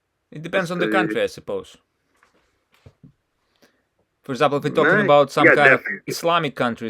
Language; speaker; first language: English; non-native, fluent; Russian